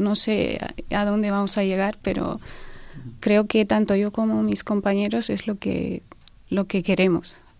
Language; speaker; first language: Spanish; non-native, fluent; Romanian